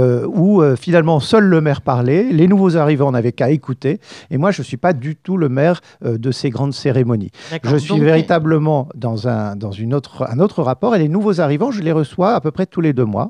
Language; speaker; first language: French; native; French